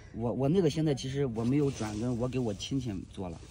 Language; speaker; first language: Chinese; native; Chinese